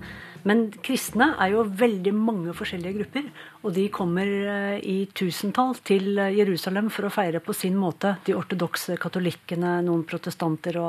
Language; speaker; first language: Norwegian; native; Norwegian